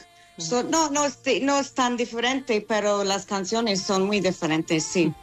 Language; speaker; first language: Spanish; non-native, fluent; English